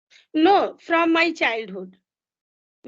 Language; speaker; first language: English; non-native, local second language; Hindi